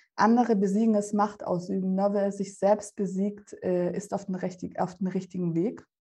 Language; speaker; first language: German; early bilingual, other home language; Russian